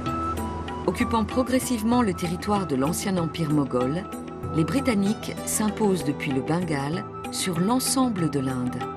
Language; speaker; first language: French; native; French